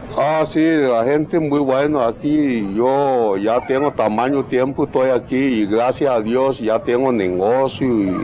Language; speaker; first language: Spanish; non-native, learner; Chinese